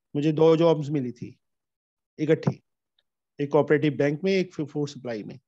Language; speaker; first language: Hindi; native; Hindi